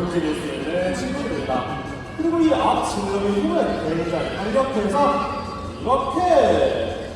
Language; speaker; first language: Korean; native; Korean